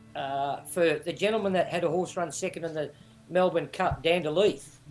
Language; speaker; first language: English; native; English